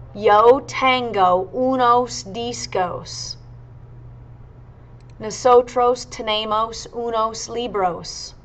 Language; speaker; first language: Spanish; non-native, fluent; English